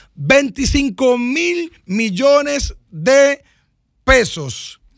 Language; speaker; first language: Spanish; native; Spanish